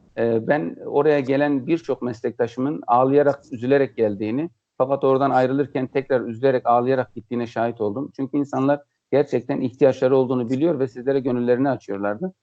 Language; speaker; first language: Turkish; native; Turkish